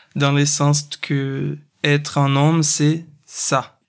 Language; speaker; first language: French; non-native, fluent; Portuguese